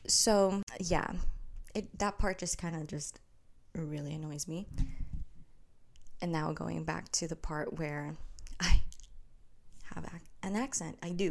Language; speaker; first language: English; early bilingual, other home language; Filipino